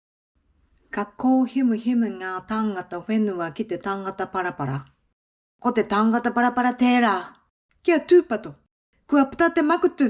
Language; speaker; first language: Māori; non-native, fluent; Japanese